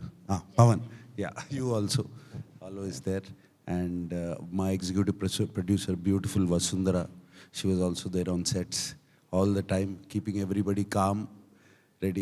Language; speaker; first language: Telugu; native; Telugu